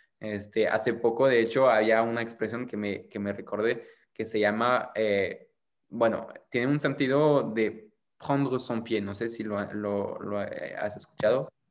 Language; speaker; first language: Spanish; non-native, fluent; French